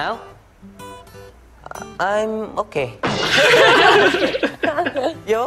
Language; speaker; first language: English; non-native, learner; Japanese